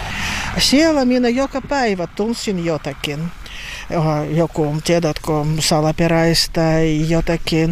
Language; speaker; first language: Finnish; non-native, learner; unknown